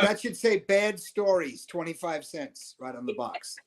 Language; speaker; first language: English; native; English